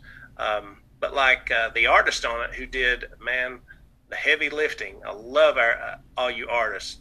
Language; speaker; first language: English; native; English